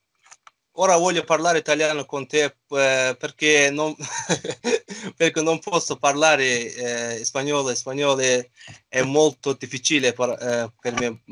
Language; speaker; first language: Spanish; non-native, learner; Azerbaijani